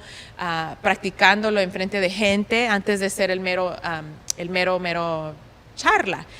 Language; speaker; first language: Spanish; early bilingual, heritage; Spanish